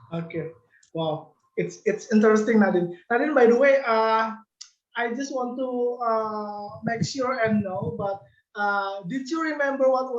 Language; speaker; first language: English; non-native, learner; Indonesian